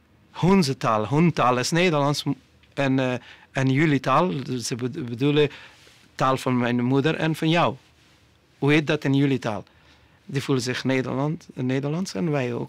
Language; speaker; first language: Dutch; non-native, learner; Persian